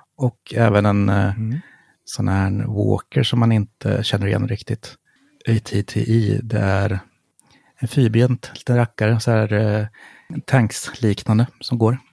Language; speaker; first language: Swedish; native; Swedish